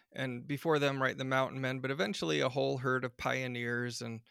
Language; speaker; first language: English; native; English